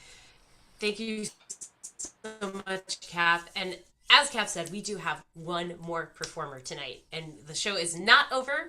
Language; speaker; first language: English; native; English